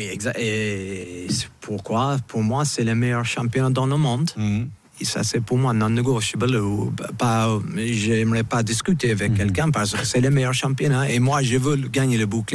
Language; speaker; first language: French; non-native, fluent; English